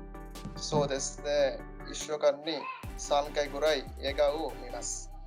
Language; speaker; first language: Japanese; non-native, learner; Bangla